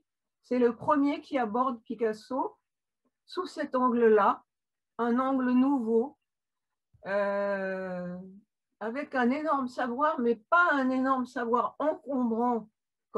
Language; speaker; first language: French; native; French